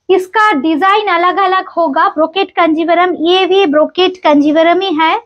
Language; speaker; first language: Hindi; non-native, local second language; Bangla